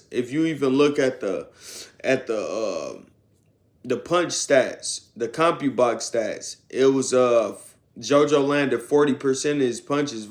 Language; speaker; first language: English; native; English